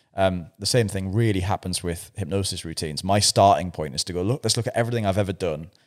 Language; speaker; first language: English; native; English